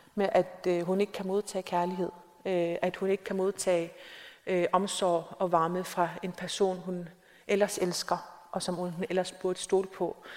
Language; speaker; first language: Danish; non-native, local second language; Kalaallisut